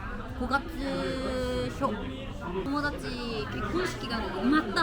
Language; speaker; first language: Japanese; non-native, fluent; Korean